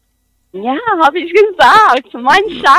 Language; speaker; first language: German; non-native, learner; Spanish